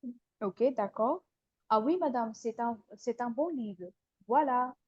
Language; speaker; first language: French; non-native, fluent; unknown